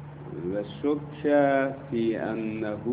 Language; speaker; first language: Persian; native; Persian